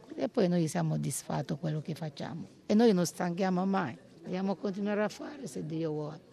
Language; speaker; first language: Italian; non-native, learner; English